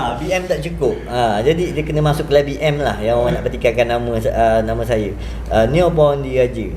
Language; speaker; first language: Malay; native; Malay